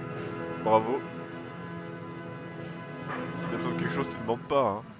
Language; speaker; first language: French; native; French